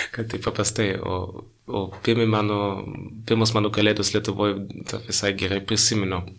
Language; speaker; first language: Lithuanian; non-native, fluent; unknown